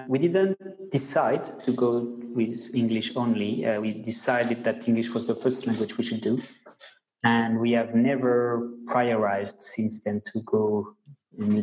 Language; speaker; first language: English; non-native, fluent; French